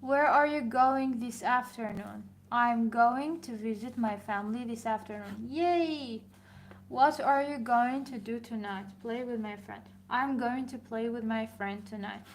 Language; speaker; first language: English; non-native, fluent; Persian